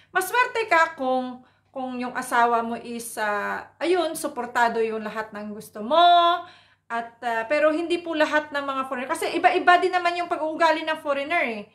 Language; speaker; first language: Filipino; non-native, local second language; Cebuano